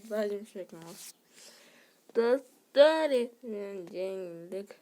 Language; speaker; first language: Russian; non-native, local second language; Kyrgyz